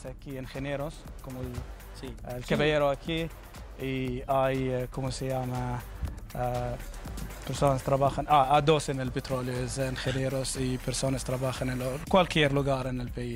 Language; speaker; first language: Spanish; non-native, learner; Arabic